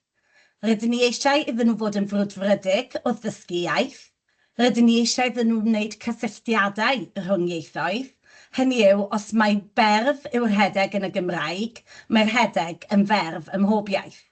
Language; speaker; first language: Welsh; native; Welsh